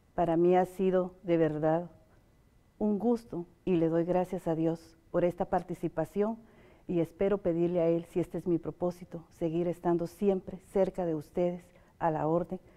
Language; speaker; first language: Spanish; native; Spanish